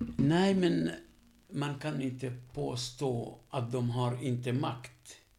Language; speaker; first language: Swedish; non-native, fluent; Arabic